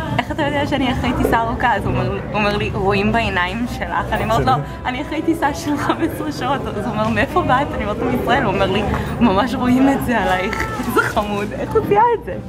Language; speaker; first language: Hebrew; native; Hebrew